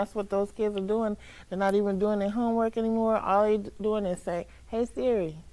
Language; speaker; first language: English; native; English